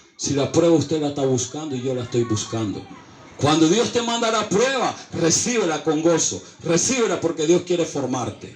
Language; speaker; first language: Spanish; native; Spanish